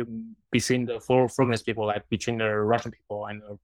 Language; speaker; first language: English; non-native, learner; Chinese